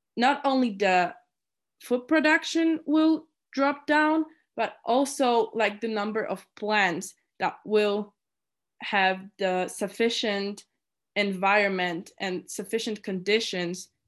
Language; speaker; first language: English; non-native, fluent; Polish